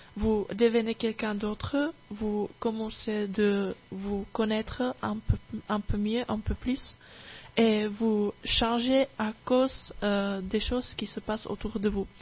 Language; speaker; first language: French; non-native, fluent; Czech